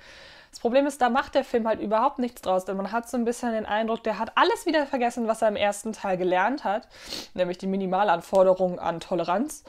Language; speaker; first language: German; native; German